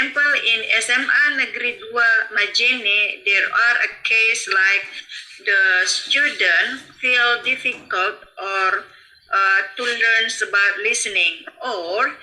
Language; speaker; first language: English; non-native, fluent; Indonesian